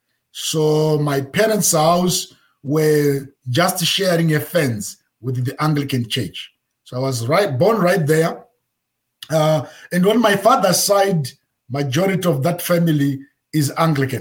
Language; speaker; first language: English; non-native, local second language; Shona